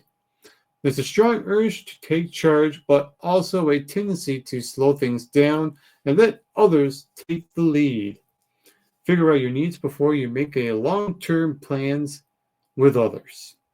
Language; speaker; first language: English; native; English